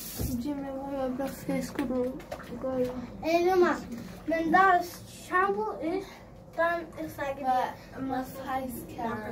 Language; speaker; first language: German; early bilingual, other home language; Urdu